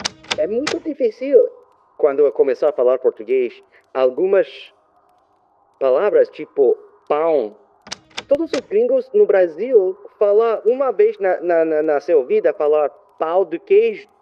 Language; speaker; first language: Portuguese; non-native, learner; French